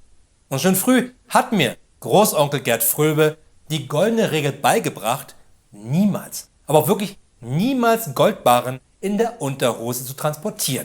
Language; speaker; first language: German; native; German